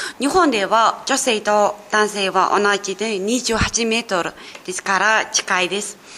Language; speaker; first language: Japanese; non-native, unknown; Mongolian